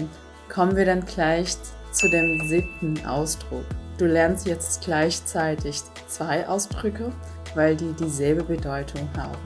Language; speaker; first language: German; non-native, fluent; Vietnamese